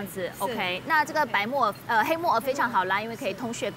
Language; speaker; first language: Chinese; native; Chinese